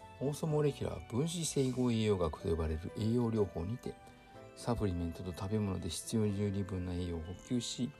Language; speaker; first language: Japanese; native; Japanese